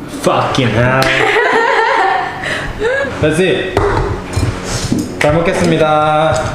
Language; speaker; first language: English; non-native, learner; Korean